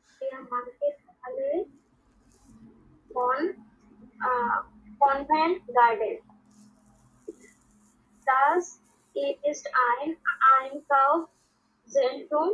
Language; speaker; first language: German; non-native, learner; Bangla